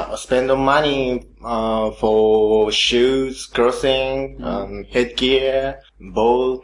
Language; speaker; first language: English; non-native, learner; Japanese